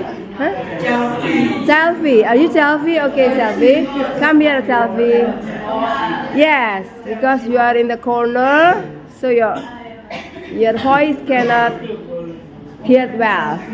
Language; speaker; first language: English; non-native, fluent; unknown